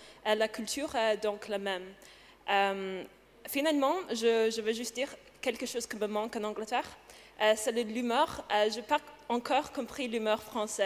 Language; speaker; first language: French; non-native, learner; English